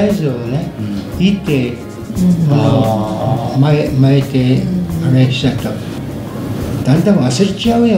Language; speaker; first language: Japanese; native; Japanese